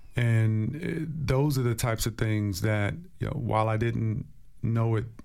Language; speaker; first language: English; native; English